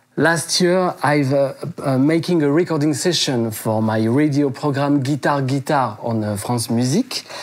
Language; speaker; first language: English; non-native, fluent; French